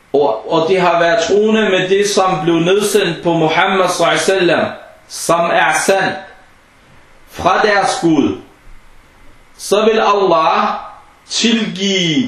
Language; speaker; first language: Danish; non-native, fluent; Arabic